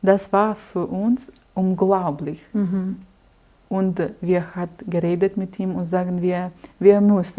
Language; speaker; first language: German; non-native, learner; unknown